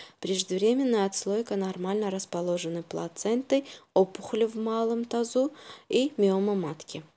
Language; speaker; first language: Russian; non-native, local second language; Uzbek